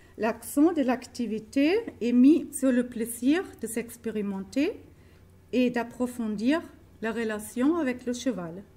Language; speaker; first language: French; non-native, fluent; German